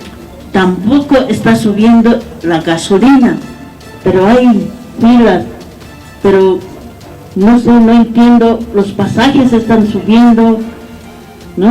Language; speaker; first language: Spanish; non-native, local second language; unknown